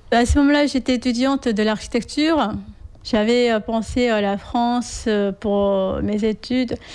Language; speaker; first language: French; non-native, fluent; Korean